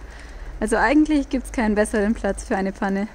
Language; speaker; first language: German; native; German